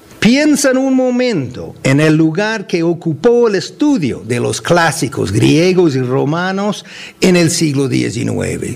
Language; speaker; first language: Spanish; non-native, fluent; English